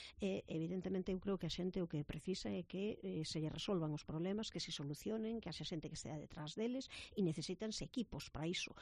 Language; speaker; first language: Galician; native; Galician